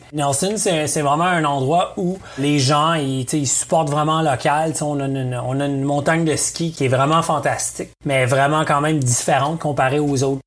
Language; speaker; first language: French; native; French